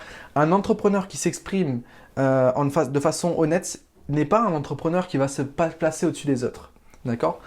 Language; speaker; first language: French; native; French